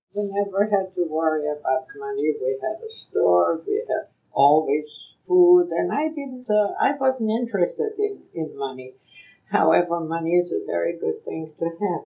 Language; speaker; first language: English; non-native, fluent; Yiddish